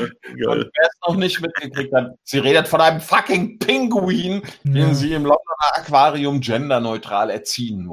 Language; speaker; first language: German; native; German